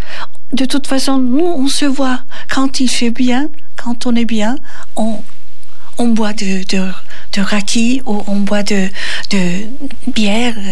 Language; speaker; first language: French; non-native, learner; Turkish